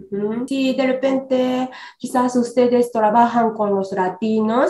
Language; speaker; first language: Spanish; non-native, fluent; Japanese